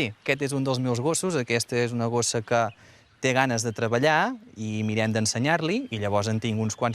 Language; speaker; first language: Catalan; native; Catalan